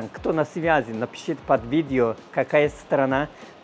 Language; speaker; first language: Russian; non-native, learner; Turkish